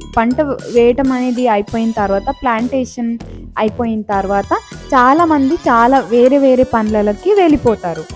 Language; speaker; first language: Telugu; non-native, local second language; Lambadi